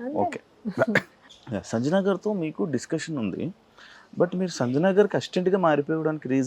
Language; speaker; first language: Telugu; native; Telugu